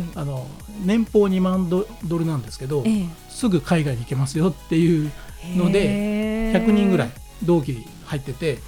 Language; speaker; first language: Japanese; native; Japanese